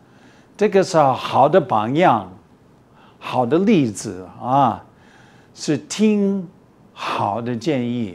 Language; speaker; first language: Chinese; non-native, fluent; English